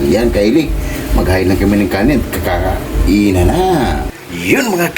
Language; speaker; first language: Filipino; native; Filipino